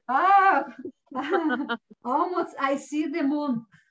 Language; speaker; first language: English; non-native, learner; Portuguese